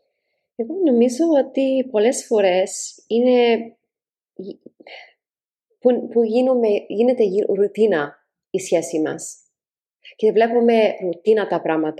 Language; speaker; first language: Greek; early bilingual, heritage; Greek